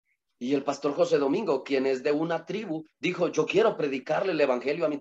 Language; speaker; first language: Spanish; native; Spanish